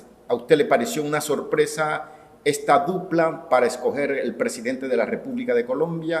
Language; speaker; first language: Spanish; native; Spanish